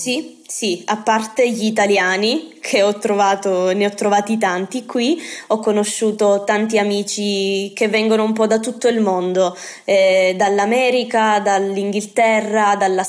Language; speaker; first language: Italian; native; Italian